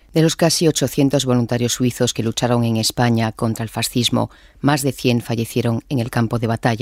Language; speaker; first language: Spanish; native; Spanish